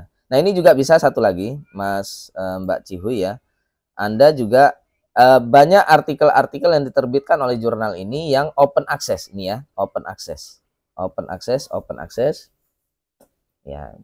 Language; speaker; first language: Indonesian; native; Indonesian